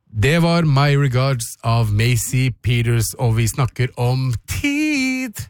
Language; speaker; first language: Norwegian; native; Norwegian